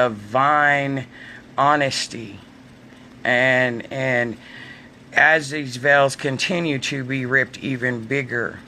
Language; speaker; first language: English; native; English